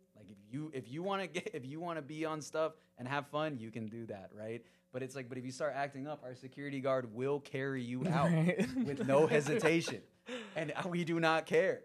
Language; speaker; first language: English; early bilingual, other home language; Spanish